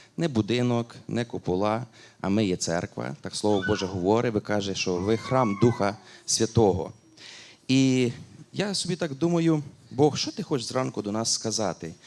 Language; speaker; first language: Ukrainian; native; Ukrainian